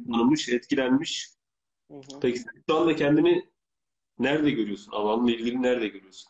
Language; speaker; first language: Turkish; native; Turkish